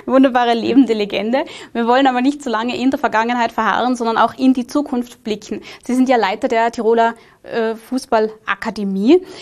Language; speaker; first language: German; native; German